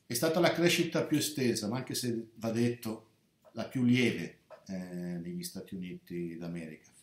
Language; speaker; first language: Italian; native; Italian